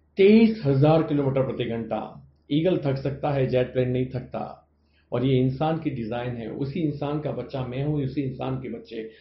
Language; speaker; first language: Hindi; non-native, local second language; Gujarati